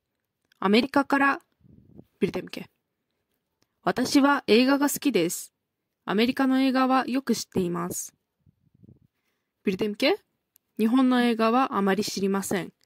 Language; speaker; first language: Japanese; non-native, fluent; Kyrgyz